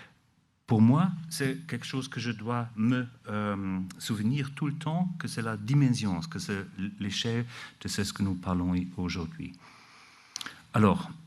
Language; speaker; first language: French; non-native, learner; German